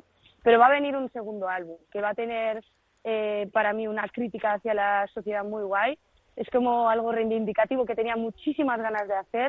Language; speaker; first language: Spanish; native; Spanish